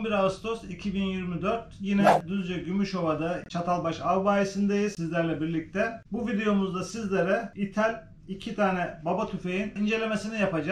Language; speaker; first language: Turkish; native; Turkish